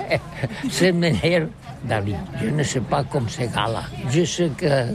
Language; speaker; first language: French; non-native, learner; Catalan